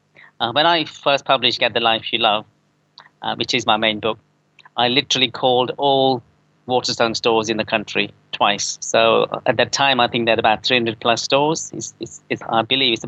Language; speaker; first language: English; native; English